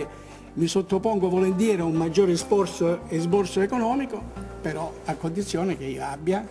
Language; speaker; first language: Italian; native; Italian